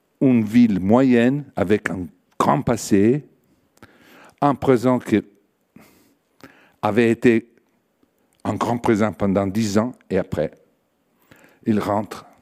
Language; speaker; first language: French; non-native, fluent; Italian